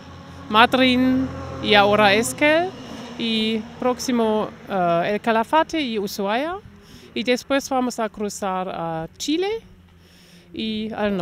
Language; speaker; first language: Spanish; non-native, learner; German